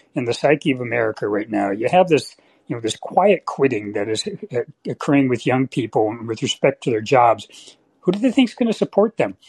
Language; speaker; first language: English; native; English